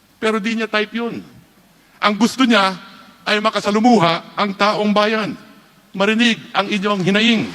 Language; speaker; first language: Filipino; native; Filipino